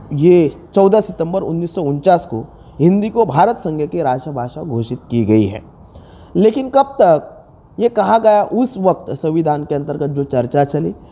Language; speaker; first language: Hindi; non-native, local second language; Marathi